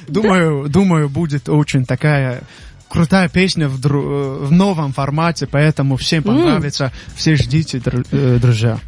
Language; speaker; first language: Russian; non-native, local second language; Tajik